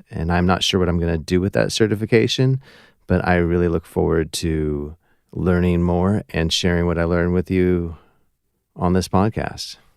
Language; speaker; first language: English; native; English